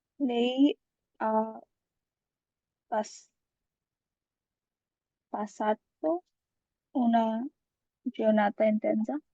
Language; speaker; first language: Italian; non-native, learner; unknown